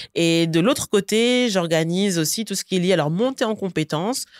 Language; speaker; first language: French; native; French